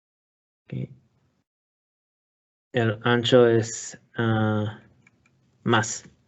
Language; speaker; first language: Spanish; non-native, learner; English